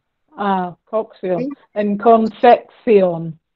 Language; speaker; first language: Spanish; non-native, learner; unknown